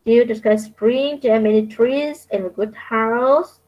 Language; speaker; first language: English; non-native, fluent; Vietnamese